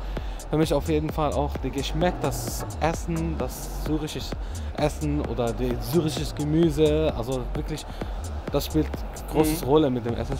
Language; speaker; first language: German; non-native, fluent; Arabic